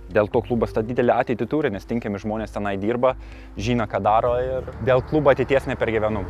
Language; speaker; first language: Lithuanian; early bilingual, heritage; Lithuanian